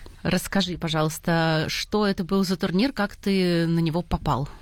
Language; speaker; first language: Russian; native; Russian